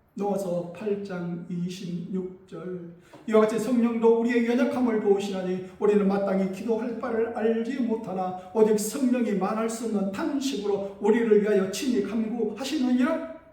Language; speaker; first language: Korean; native; Korean